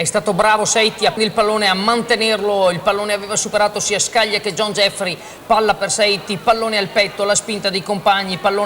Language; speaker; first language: Italian; native; Italian